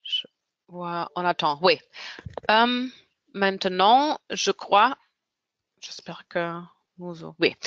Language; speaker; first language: French; non-native, fluent; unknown